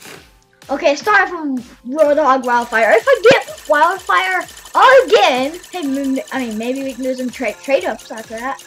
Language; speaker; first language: English; native; English